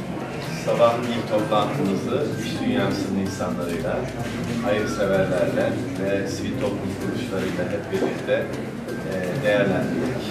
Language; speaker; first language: Turkish; native; Turkish